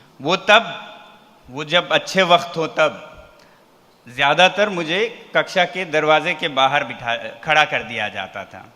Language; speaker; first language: Hindi; non-native, local second language; Ladakhi